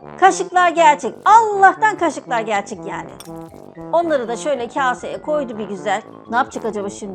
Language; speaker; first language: Turkish; native; Turkish